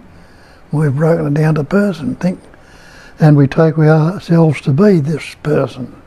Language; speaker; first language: English; native; English